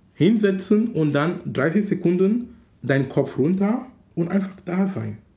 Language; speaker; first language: German; non-native, fluent; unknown